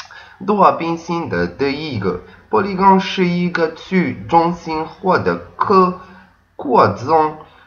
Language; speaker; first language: Chinese; non-native, learner; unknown